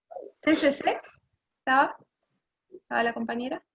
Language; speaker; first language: Spanish; native; Spanish